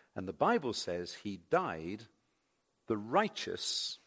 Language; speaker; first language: English; native; English